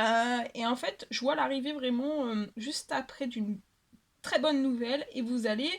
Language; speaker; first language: French; native; French